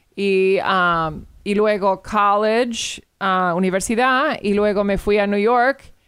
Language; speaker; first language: Spanish; early bilingual, heritage; Spanish